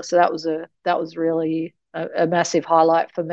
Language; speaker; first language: English; native; English